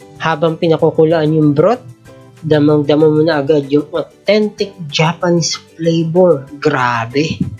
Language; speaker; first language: Filipino; native; Filipino